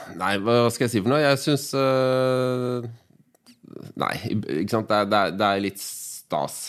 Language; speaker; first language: Norwegian; native; Norwegian